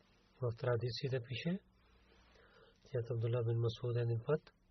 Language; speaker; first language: Bulgarian; non-native, learner; Urdu